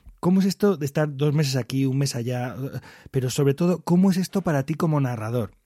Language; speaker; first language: Spanish; native; Spanish